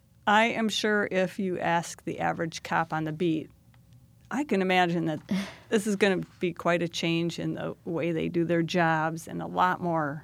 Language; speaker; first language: English; native; English